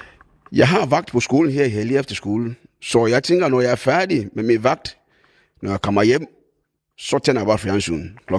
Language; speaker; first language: Danish; non-native, fluent; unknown